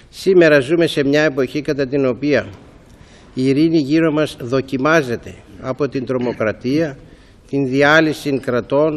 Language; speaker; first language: Greek; native; Greek